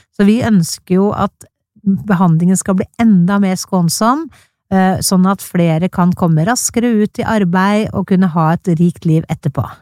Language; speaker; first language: Norwegian; native; Norwegian